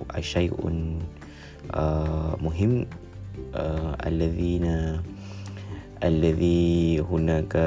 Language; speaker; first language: Arabic; non-native, learner; Malay